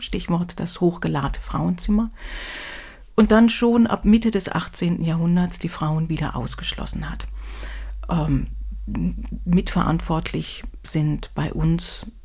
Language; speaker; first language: German; native; German